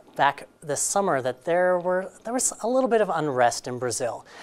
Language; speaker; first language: English; native; English